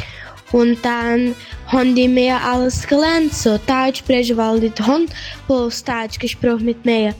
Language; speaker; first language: German; early bilingual, heritage; German